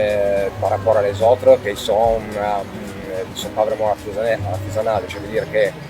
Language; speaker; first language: French; non-native, fluent; Italian